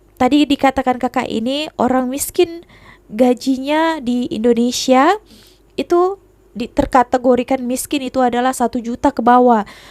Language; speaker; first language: Indonesian; native; Indonesian